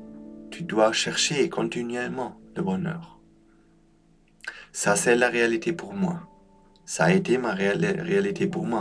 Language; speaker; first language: French; non-native, fluent; German